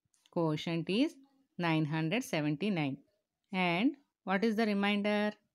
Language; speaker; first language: English; non-native, local second language; Telugu